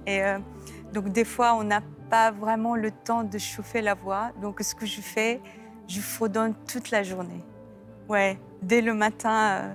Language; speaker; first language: French; non-native, fluent; Korean